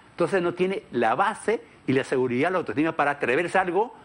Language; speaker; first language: Spanish; native; Spanish